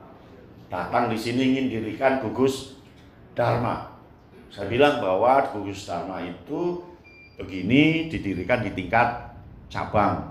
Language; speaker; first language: Indonesian; native; Indonesian